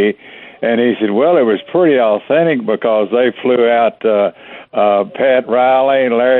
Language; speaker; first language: English; native; English